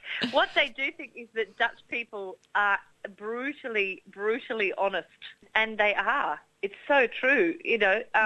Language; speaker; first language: English; early bilingual, other home language; Dutch